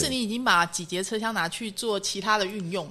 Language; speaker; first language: Chinese; native; Chinese